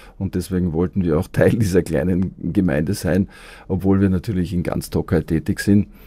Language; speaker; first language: German; native; German